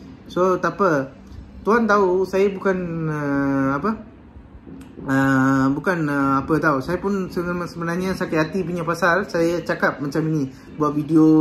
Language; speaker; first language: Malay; non-native, local second language; Tamil